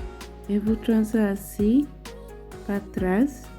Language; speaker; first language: Portuguese; non-native, learner; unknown